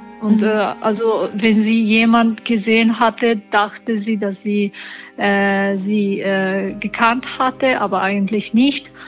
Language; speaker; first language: German; non-native, learner; Italian